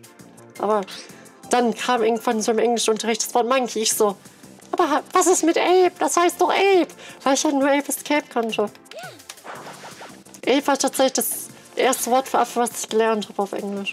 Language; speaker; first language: German; native; German